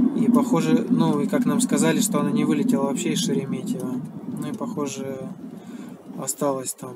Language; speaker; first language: Russian; native; Russian